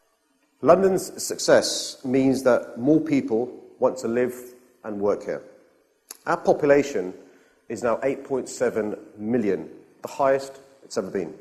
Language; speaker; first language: English; native; English